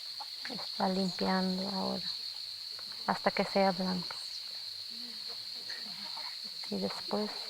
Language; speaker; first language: Spanish; non-native, local second language; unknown